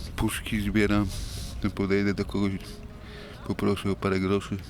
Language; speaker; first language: Polish; native; Polish